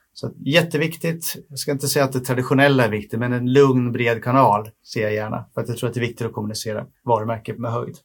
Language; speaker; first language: Swedish; native; Swedish